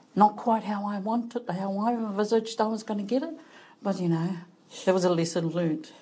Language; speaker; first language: English; native; English